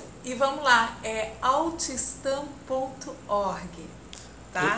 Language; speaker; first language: Portuguese; native; Portuguese